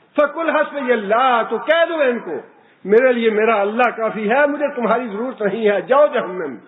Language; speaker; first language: Urdu; non-native, local second language; Punjabi